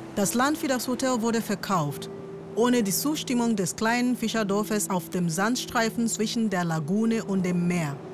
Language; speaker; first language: German; non-native, fluent; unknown